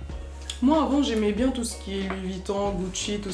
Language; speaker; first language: French; native; French